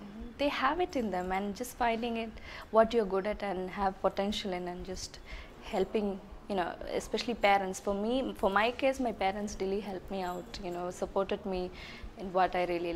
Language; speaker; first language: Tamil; non-native, learner; English